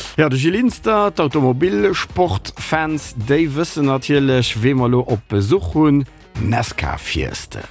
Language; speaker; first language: Luxembourgish; native; Luxembourgish